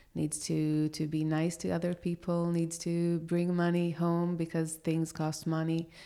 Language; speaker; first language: English; non-native, fluent; Hebrew